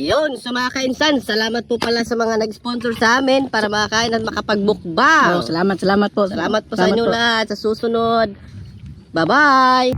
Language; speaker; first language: Filipino; non-native, local second language; Cebuano